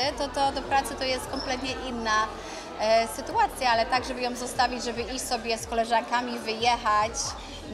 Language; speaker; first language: Polish; early bilingual, other home language; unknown